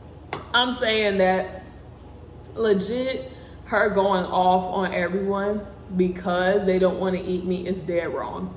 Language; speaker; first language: English; native; English